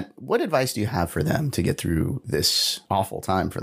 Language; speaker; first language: English; native; English